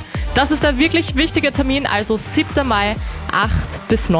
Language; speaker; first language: German; native; German